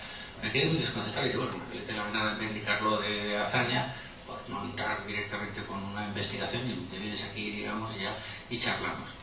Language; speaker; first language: Spanish; native; Spanish